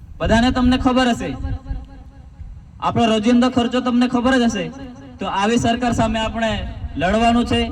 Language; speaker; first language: Gujarati; non-native, local second language; Rathawi